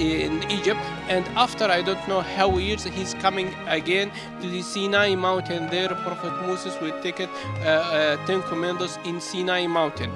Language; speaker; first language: English; non-native, learner; Arabic